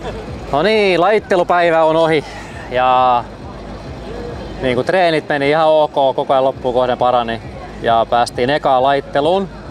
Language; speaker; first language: Finnish; native; Finnish